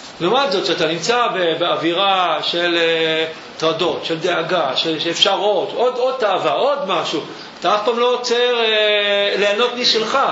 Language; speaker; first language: Hebrew; native; Hebrew